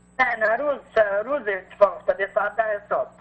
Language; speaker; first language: Persian; non-native, learner; Arabic